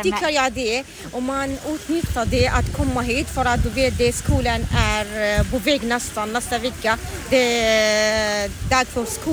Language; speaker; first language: Swedish; non-native, local second language; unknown